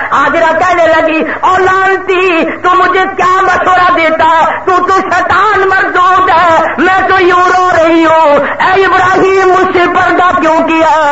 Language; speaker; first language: Urdu; non-native, local second language; Saraiki